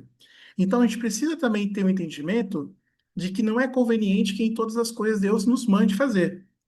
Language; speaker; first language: Portuguese; native; Portuguese